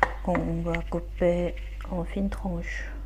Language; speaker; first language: French; non-native, fluent; Korean